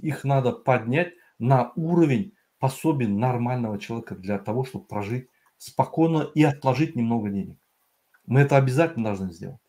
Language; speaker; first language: Russian; native; Russian